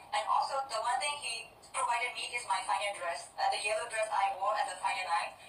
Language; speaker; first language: English; non-native, fluent; Burmese